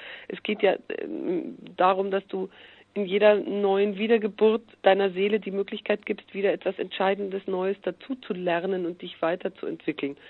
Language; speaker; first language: German; native; German